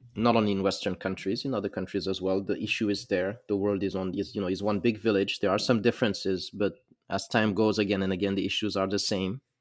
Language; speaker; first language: English; non-native, fluent; Arabic